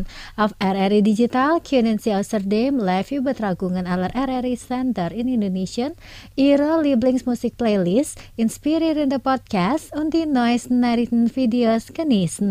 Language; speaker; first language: German; non-native, fluent; Indonesian